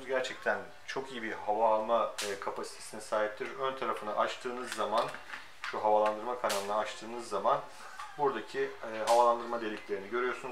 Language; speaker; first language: Turkish; native; Turkish